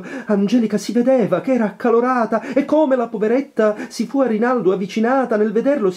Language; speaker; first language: Italian; native; Italian